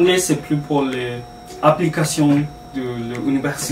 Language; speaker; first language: French; non-native, learner; Japanese